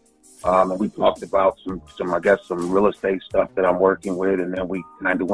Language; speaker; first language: English; native; English